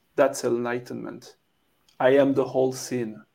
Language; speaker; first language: English; non-native, fluent; French